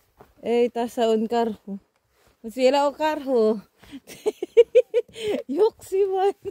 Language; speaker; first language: Finnish; non-native, learner; Filipino